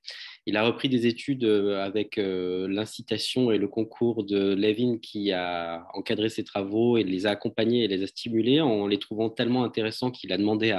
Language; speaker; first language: French; native; French